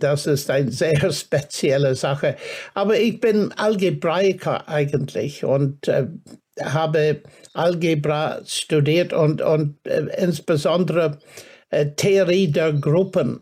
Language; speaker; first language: German; non-native, fluent; English